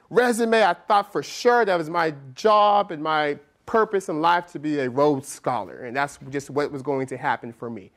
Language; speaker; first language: English; native; English